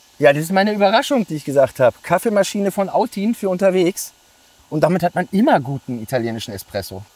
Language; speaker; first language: German; native; German